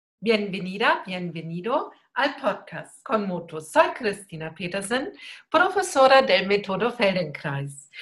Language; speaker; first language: Spanish; non-native, learner; German